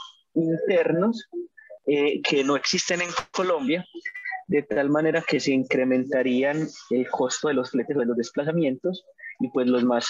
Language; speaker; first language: Spanish; native; Spanish